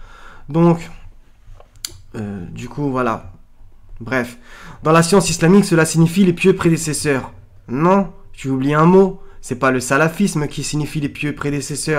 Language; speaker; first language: French; native; French